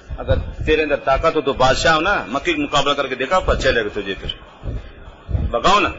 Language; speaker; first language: Urdu; non-native, local second language; Pashto